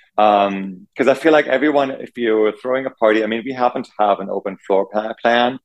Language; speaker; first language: English; non-native, fluent; German